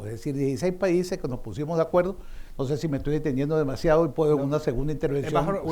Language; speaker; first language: Spanish; native; Spanish